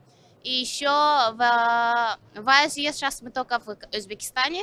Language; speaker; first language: Russian; non-native, learner; Turkish